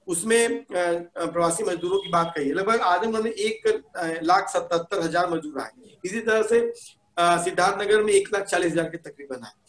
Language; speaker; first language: Hindi; native; Hindi